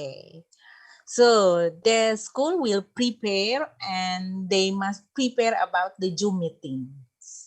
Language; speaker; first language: English; non-native, learner; Indonesian